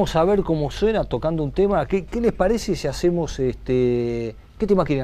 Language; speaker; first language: Spanish; native; Spanish